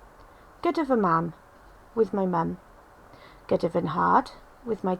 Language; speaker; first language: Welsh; non-native, local second language; English